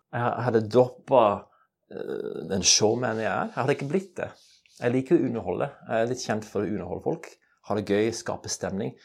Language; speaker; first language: Norwegian; non-native, fluent; English